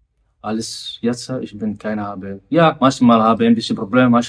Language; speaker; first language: German; non-native, learner; Somali